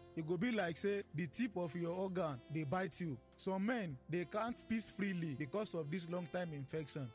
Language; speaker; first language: Nigerian Pidgin; native; Nigerian Pidgin